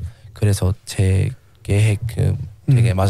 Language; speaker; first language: Korean; non-native, learner; English